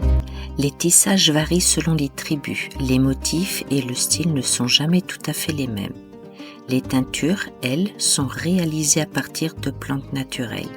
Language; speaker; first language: French; native; French